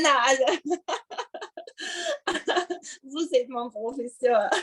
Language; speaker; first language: French; non-native, learner; Russian